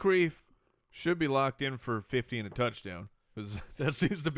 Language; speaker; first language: English; native; English